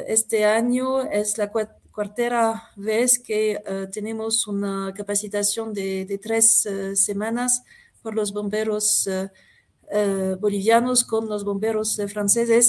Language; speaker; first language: Spanish; non-native, fluent; French